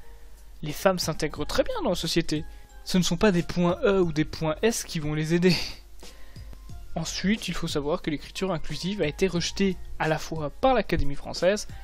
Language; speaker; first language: French; native; French